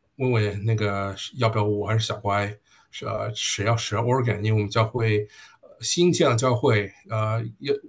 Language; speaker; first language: Chinese; early bilingual, heritage; Chinese